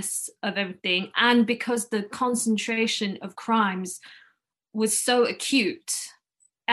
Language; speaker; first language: English; non-native, local second language; Cantonese